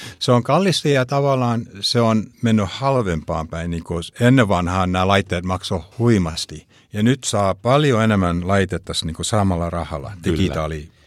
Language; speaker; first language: Finnish; early bilingual, heritage; Finnish